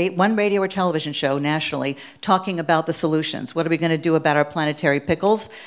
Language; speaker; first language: English; native; English